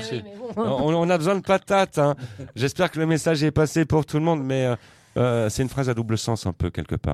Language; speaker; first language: French; native; French